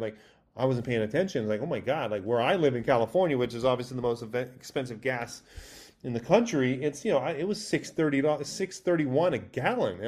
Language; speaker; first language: English; native; English